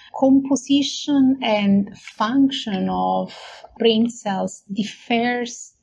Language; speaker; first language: English; non-native, fluent; Italian